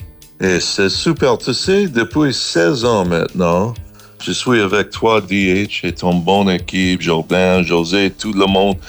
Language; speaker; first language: French; non-native, learner; English